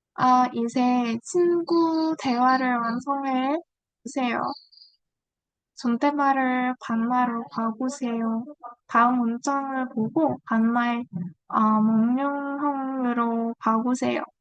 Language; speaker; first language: Korean; non-native, learner; Vietnamese